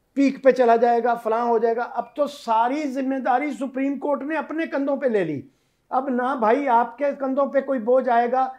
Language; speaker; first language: Urdu; non-native, local second language; Punjabi